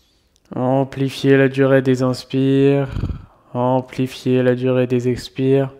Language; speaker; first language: French; native; French